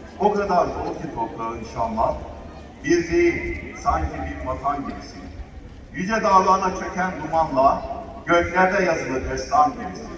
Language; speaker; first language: Turkish; native; Turkish